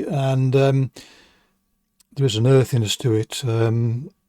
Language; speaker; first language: English; native; English